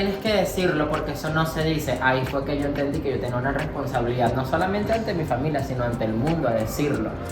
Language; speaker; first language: Spanish; native; Spanish